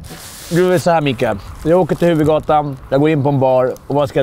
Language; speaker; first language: Swedish; native; Swedish